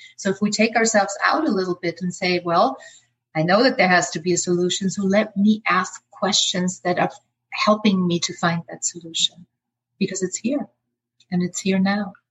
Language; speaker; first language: English; non-native, fluent; German